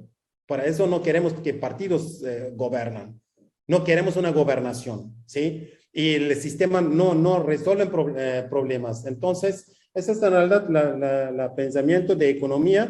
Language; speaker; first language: Spanish; non-native, fluent; Kurdish